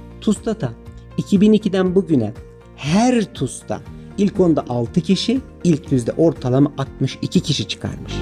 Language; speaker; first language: Turkish; native; Turkish